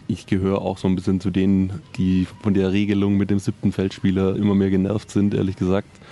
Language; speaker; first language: German; native; German